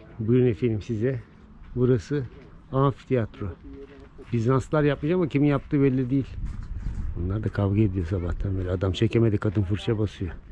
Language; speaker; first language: Turkish; native; Turkish